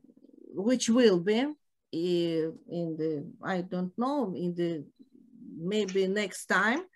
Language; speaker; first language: English; non-native, learner; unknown